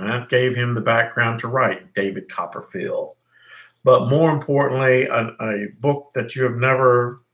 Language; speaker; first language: English; native; English